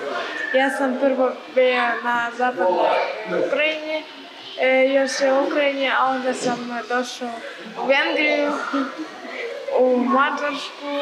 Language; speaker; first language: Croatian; non-native, learner; Ukrainian